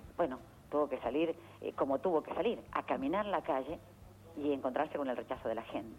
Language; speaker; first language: Spanish; native; Spanish